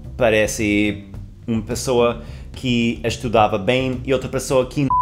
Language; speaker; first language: Portuguese; non-native, fluent; English